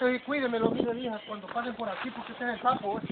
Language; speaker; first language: Spanish; native; Spanish